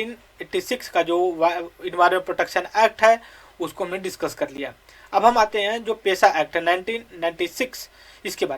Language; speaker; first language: Hindi; native; Hindi